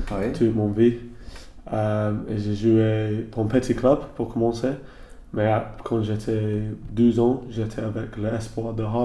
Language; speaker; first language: French; non-native, learner; English